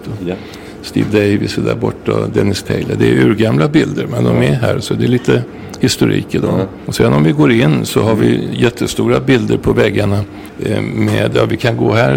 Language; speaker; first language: Swedish; native; Swedish